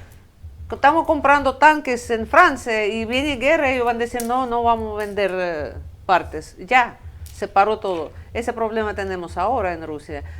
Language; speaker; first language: Spanish; non-native, fluent; Russian